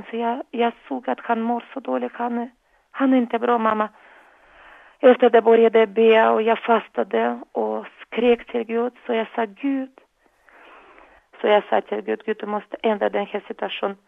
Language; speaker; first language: Swedish; non-native, learner; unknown